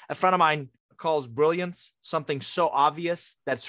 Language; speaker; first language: English; early bilingual, other home language; Persian